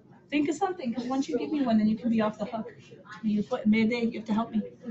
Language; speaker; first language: English; native; English